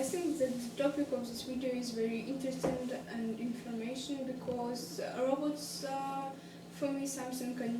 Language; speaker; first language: English; non-native, fluent; Russian